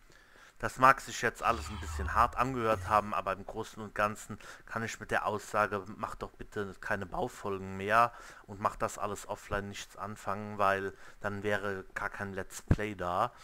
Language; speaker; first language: German; native; German